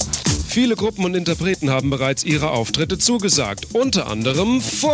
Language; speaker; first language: German; native; German